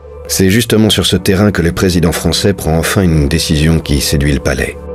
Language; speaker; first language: French; native; French